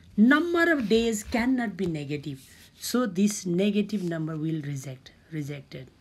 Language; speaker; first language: English; non-native, local second language; Nepali